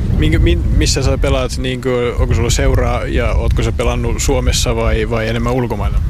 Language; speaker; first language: Finnish; native; Finnish